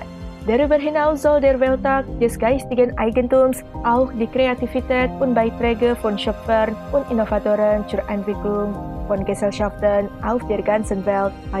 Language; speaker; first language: German; non-native, fluent; Indonesian